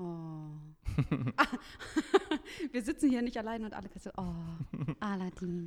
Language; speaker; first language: German; native; German